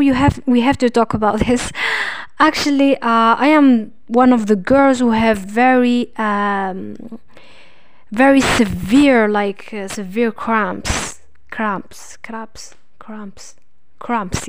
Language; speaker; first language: English; non-native, fluent; Arabic